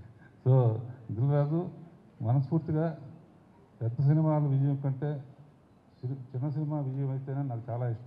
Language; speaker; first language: Telugu; native; Telugu